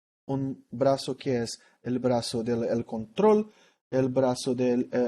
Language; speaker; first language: Spanish; non-native, learner; Portuguese